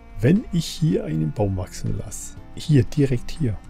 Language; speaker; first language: German; native; German